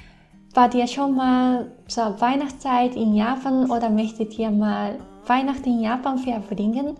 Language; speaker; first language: German; non-native, fluent; Japanese